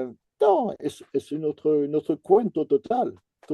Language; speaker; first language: Spanish; non-native, fluent; French